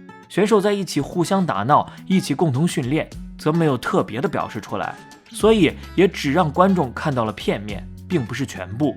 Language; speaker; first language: Chinese; native; Chinese